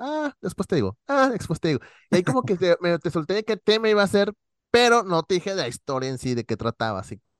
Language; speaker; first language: Spanish; native; Spanish